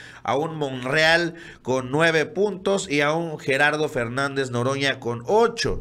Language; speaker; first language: Spanish; native; Spanish